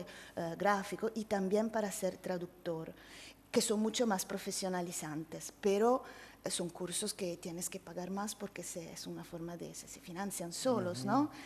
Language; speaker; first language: Spanish; non-native, fluent; Italian